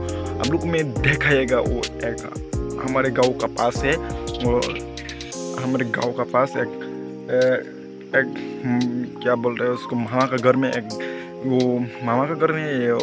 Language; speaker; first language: Hindi; non-native, local second language; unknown